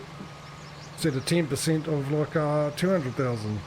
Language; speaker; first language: English; native; English